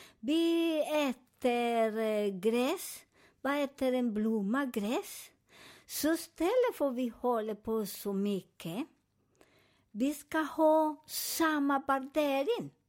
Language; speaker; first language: Swedish; non-native, fluent; Spanish